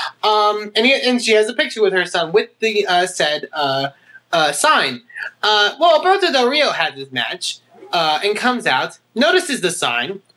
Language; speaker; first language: English; native; English